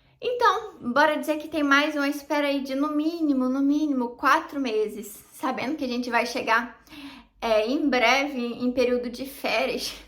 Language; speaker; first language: Portuguese; native; Portuguese